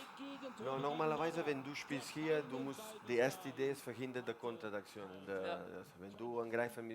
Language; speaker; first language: German; non-native, learner; Spanish